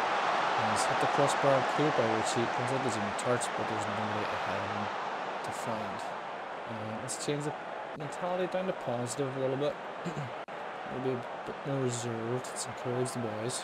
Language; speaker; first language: English; native; English